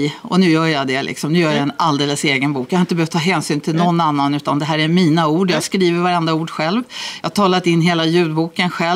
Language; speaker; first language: Swedish; native; Swedish